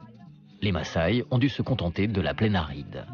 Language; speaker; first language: French; native; French